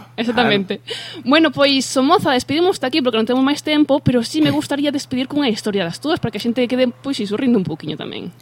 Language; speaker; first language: Galician; native; Galician